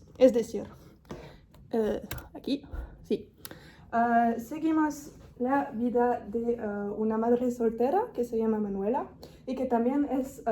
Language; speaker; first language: Spanish; non-native, fluent; French